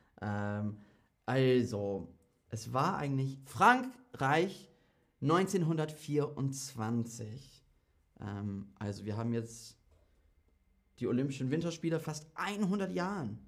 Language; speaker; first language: German; non-native, fluent; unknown